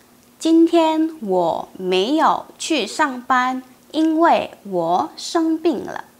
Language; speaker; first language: Chinese; non-native, fluent; Indonesian